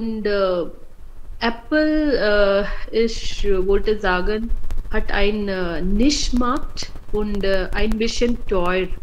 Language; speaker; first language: German; non-native, learner; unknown